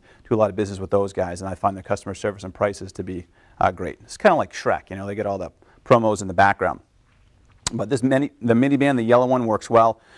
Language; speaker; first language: English; native; English